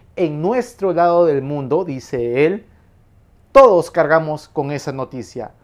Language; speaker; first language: Spanish; native; Spanish